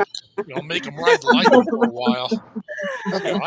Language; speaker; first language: English; native; English